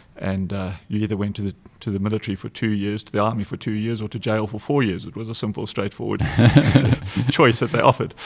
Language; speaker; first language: English; native; English